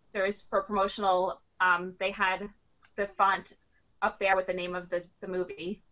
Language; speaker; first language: English; native; English